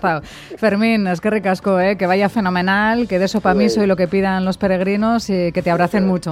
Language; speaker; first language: Spanish; native; Spanish